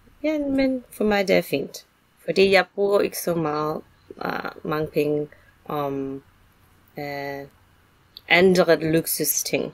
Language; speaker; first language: Danish; non-native, fluent; English